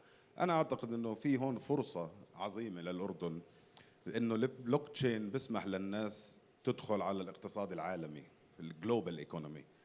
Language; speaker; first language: Arabic; native; Arabic